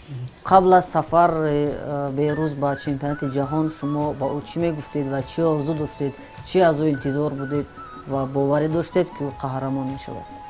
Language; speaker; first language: Persian; native; Persian